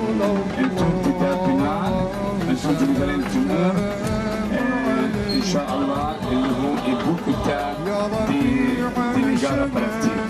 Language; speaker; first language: Indonesian; non-native, learner; Arabic